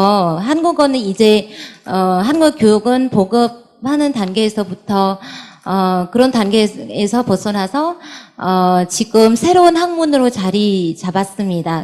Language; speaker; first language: Korean; non-native, fluent; Vietnamese